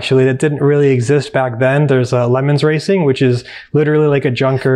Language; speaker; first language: English; native; English